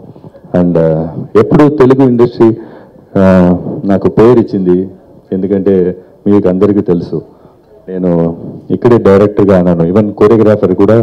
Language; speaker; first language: Telugu; non-native, fluent; Tamil